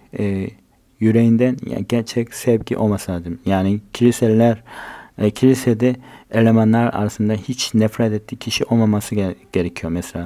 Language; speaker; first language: Turkish; non-native, fluent; Korean